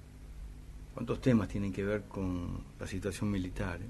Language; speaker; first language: Spanish; native; Spanish